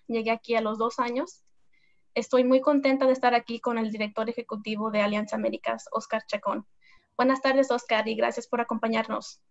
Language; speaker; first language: Spanish; early bilingual, heritage; Spanish